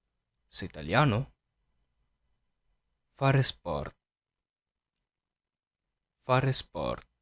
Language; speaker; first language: Italian; non-native, fluent; Filipino